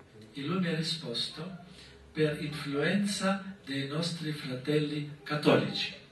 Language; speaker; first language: Italian; non-native, fluent; German